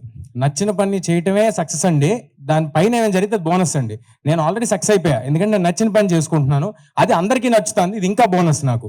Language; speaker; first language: Telugu; native; Telugu